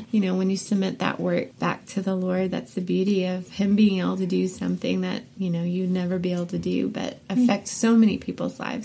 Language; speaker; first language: English; native; English